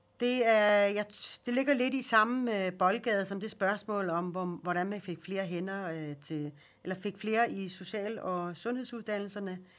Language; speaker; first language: Danish; early bilingual, other home language; Swedish